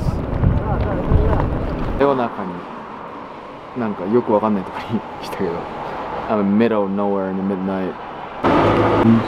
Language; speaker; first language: English; non-native, fluent; Japanese